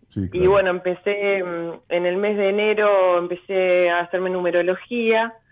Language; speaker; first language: Spanish; native; Spanish